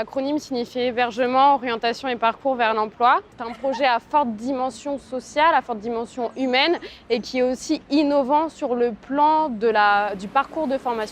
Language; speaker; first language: French; native; French